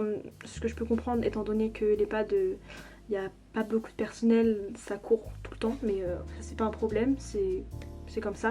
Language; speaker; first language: French; native; French